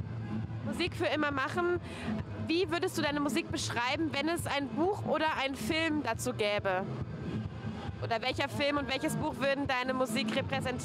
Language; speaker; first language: German; native; German